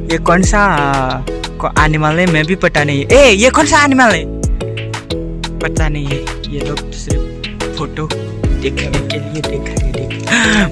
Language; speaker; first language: Hindi; non-native, local second language; Khasi